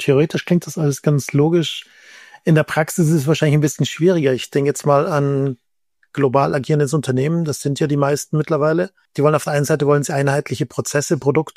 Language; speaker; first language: German; native; German